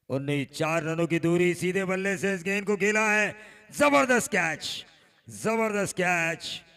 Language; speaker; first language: Hindi; non-native, local second language; Marathi